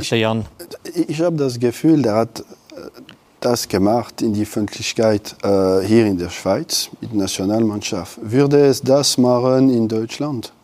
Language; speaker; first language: German; non-native, local second language; French